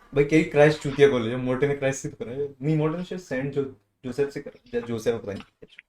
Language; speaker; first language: Hindi; native; Hindi